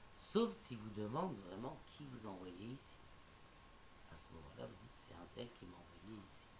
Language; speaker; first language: French; native; French